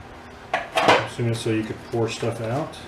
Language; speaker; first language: English; native; English